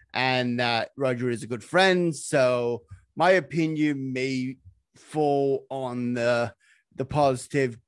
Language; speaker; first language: English; native; English